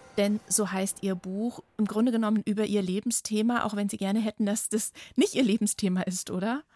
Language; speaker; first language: German; native; German